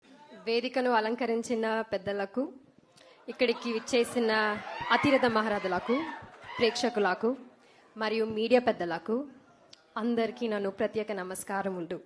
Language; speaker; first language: Telugu; non-native, learner; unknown